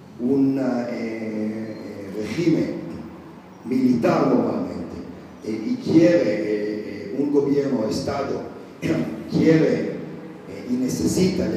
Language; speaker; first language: Spanish; non-native, fluent; Hebrew